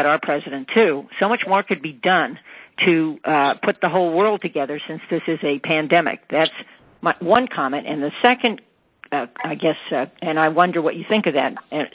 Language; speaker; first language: English; native; English